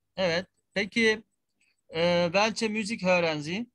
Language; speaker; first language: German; non-native, fluent; Turkish